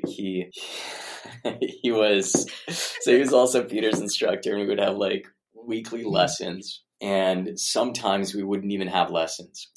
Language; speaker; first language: English; native; English